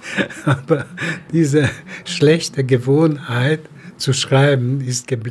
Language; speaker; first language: German; non-native, fluent; Hungarian